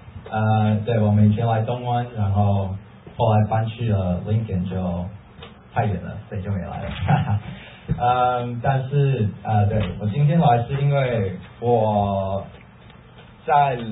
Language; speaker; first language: Chinese; early bilingual, heritage; Chinese